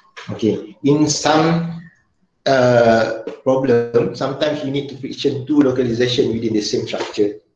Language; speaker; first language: English; non-native, local second language; Malay